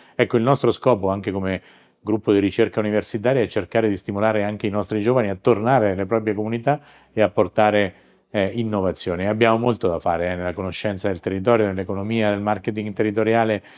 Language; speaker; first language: Italian; native; Italian